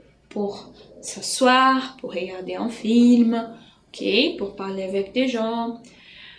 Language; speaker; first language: French; non-native, fluent; Portuguese